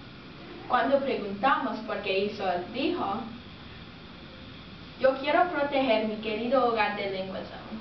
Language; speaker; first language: Spanish; non-native, learner; English